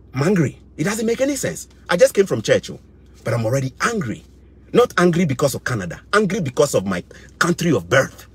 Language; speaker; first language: English; non-native, local second language; Akan